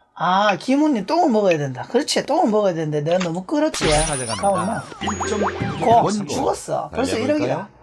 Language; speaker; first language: Korean; native; Korean